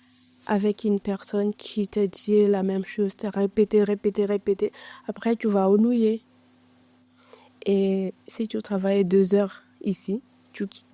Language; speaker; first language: French; non-native, learner; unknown